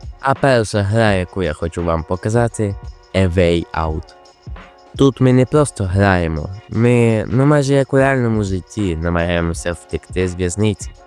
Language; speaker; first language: Ukrainian; native; Ukrainian